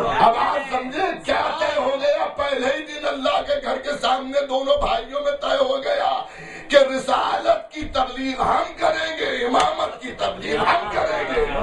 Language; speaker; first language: Urdu; native; Urdu